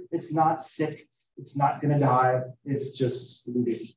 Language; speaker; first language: English; native; English